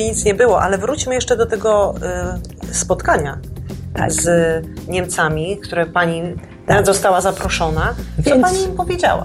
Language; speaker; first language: Polish; native; Polish